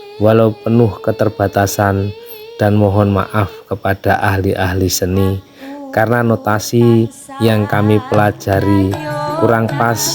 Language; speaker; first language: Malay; non-native, local second language; Javanese